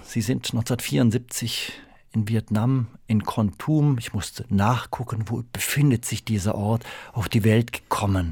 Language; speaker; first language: German; native; German